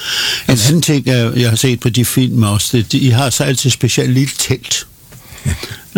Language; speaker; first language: Danish; non-native, local second language; Faroese